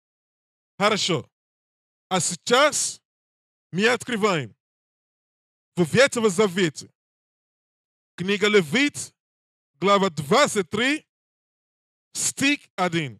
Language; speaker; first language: Russian; non-native, learner; English